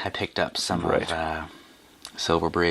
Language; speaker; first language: English; native; English